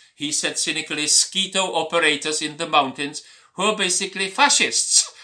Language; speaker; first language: English; non-native, fluent; Czech